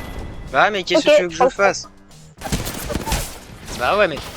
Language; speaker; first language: French; native; French